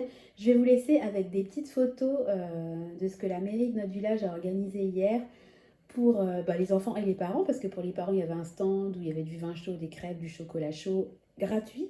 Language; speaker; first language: French; native; French